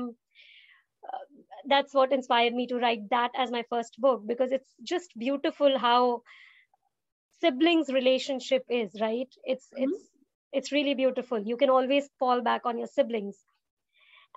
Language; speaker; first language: English; non-native, local second language; Hindi